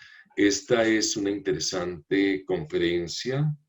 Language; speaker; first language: Spanish; native; Spanish